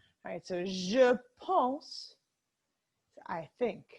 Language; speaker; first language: French; non-native, fluent; English